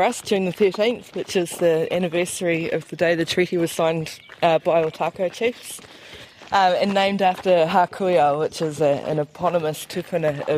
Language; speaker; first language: English; native; English